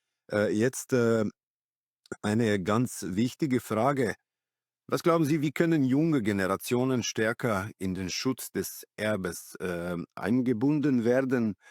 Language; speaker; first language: German; non-native, fluent; Slovenian